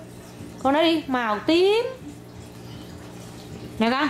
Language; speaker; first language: Vietnamese; native; Vietnamese